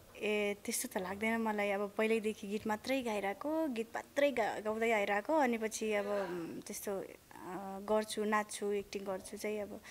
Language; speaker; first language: Nepali; non-native, local second language; Dangaura Tharu